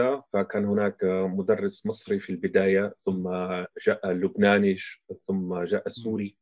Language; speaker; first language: Arabic; non-native, fluent; German